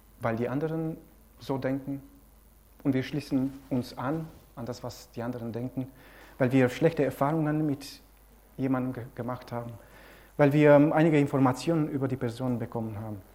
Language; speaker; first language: German; non-native, fluent; Romanian